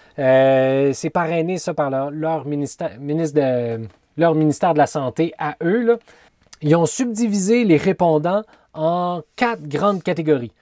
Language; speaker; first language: French; native; French